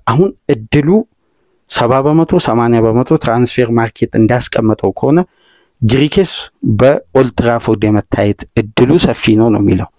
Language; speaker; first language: Amharic; native; Amharic